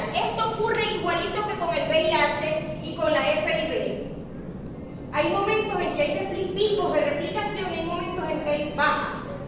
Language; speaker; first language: Spanish; native; Spanish